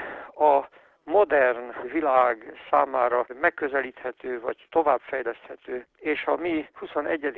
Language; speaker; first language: Hungarian; native; Hungarian